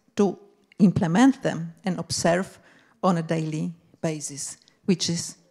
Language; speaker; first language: English; non-native, fluent; Polish